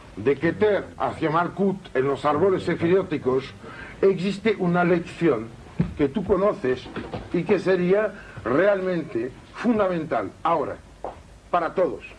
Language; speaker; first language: Spanish; non-native, fluent; French